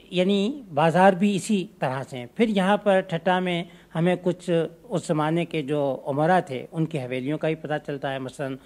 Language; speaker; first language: Urdu; native; Urdu